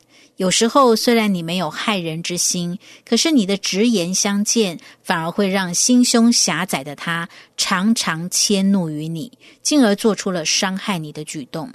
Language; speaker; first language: Chinese; native; Chinese